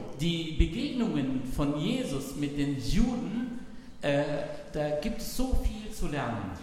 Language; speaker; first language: German; non-native, fluent; Arabic